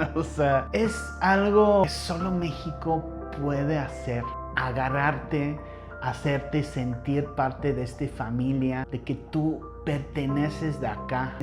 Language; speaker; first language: Spanish; non-native, fluent; English